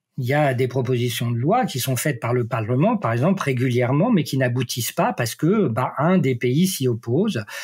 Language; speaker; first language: French; native; French